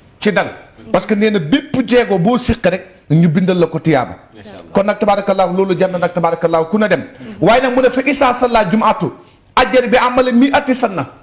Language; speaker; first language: Wolof; native; Wolof